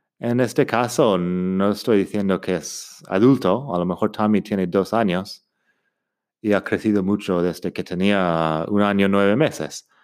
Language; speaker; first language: Spanish; non-native, fluent; English